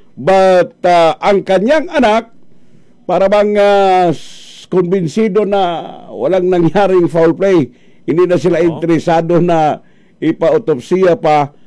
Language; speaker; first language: Filipino; non-native, local second language; Cebuano